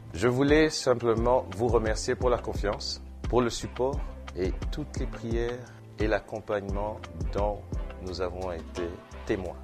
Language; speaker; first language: French; non-native, local second language; Lingala